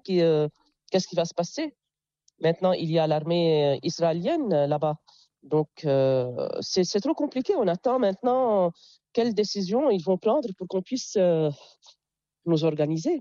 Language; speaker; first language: French; non-native, local second language; Arabic